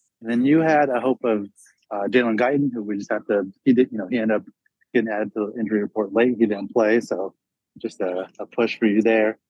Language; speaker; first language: English; native; English